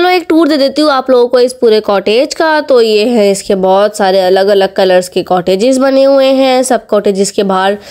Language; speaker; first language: Hindi; native; Hindi